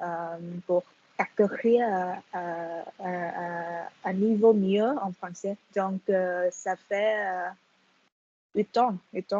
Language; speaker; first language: French; non-native, fluent; Vietnamese